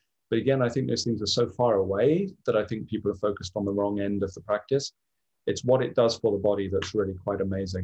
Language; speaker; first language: English; native; English